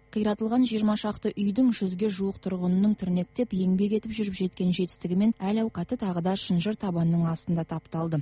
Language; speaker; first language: Kazakh; native; Kazakh